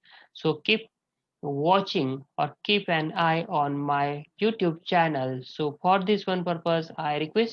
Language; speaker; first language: English; non-native, local second language; Marathi